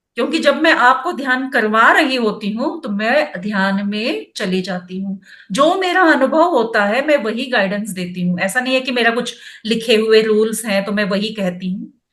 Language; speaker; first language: Hindi; non-native, local second language; Kannada